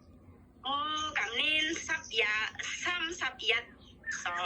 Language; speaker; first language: Cantonese; non-native, learner; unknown